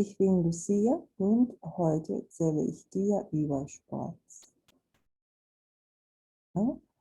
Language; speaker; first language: German; non-native, fluent; Spanish